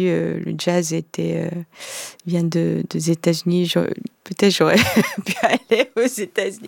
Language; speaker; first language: French; non-native, fluent; Korean